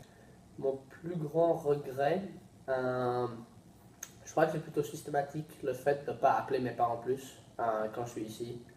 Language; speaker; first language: French; early bilingual, heritage; Swedish